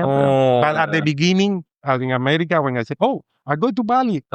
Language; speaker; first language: English; non-native, fluent; Spanish